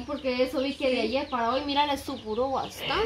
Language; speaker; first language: Spanish; native; Spanish